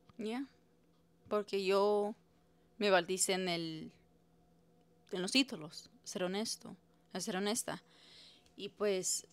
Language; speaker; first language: Spanish; early bilingual, heritage; Spanish